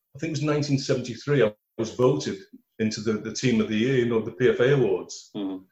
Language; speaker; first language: English; native; English